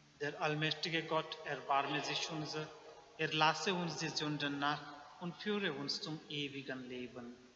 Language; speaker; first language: German; non-native, learner; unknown